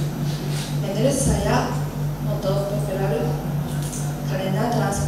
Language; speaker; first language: Indonesian; non-native, learner; Japanese